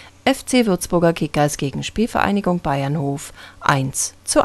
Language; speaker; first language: German; native; German